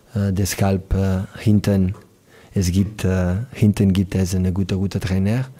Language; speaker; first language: German; non-native, learner; Catalan